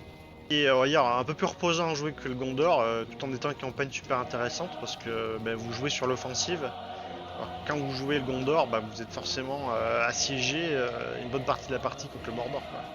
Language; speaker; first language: French; native; French